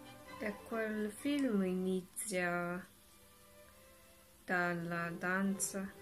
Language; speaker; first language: Italian; non-native, learner; Japanese